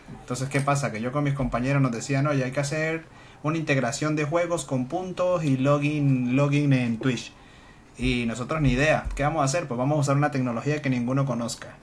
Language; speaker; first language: Spanish; native; Spanish